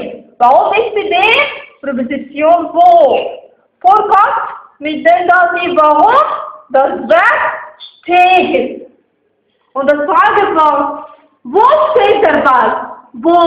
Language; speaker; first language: German; non-native, fluent; Arabic